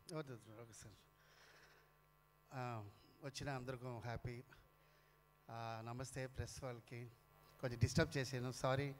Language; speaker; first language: Telugu; non-native, fluent; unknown